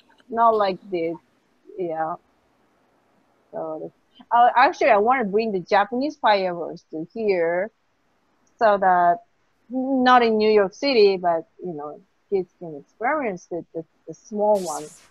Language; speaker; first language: English; non-native, fluent; Japanese